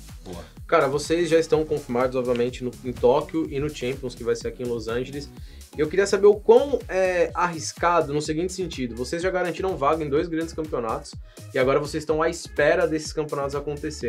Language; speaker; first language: Portuguese; native; Portuguese